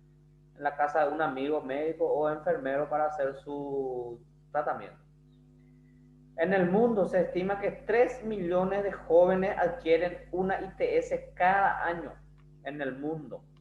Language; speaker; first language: Spanish; non-native, fluent; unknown